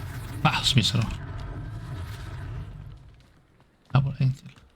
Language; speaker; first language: Swedish; non-native, learner; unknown